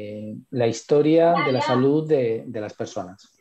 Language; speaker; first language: Spanish; native; Spanish